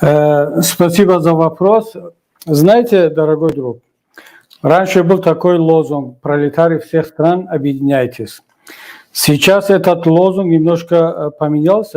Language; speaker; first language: Russian; non-native, local second language; Tajik